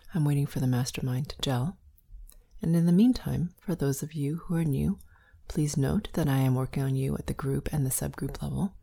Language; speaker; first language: English; native; English